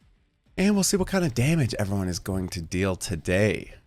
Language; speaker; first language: English; native; English